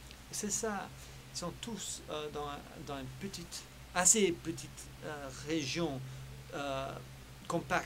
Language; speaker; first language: French; early bilingual, heritage; French